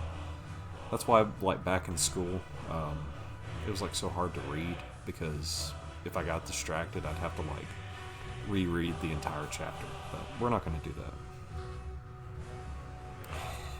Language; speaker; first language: English; native; English